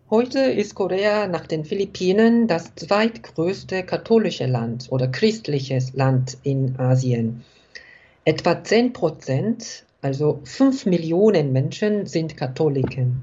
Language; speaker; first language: German; non-native, fluent; Korean